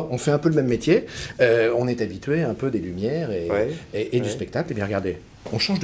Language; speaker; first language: French; native; French